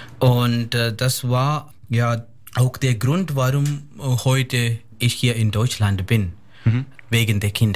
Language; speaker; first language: German; non-native, fluent; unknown